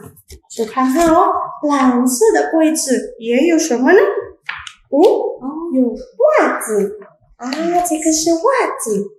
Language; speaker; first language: Chinese; non-native, fluent; Indonesian